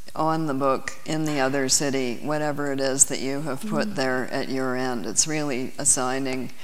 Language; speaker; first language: English; native; English